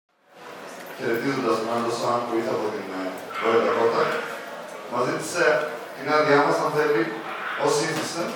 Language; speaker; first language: Greek; native; Greek